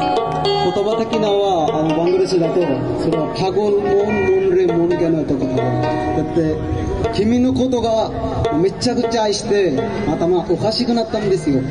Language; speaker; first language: Japanese; non-native, learner; Bangla